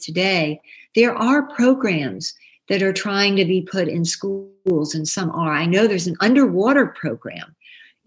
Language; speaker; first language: English; native; English